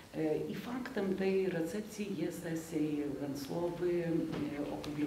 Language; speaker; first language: Polish; non-native, fluent; Lithuanian